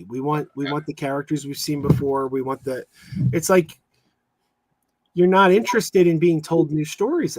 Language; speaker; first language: English; native; English